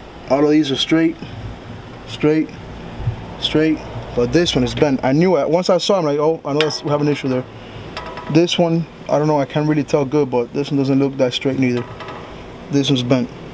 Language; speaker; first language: English; early bilingual, other home language; Spanish